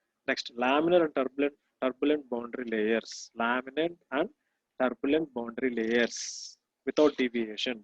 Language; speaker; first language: English; non-native, local second language; Telugu